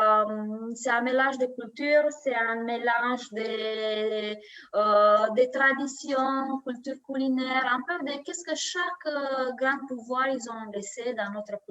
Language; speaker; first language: French; non-native, learner; Romanian